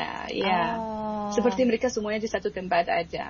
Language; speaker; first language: Indonesian; non-native, fluent; Arabic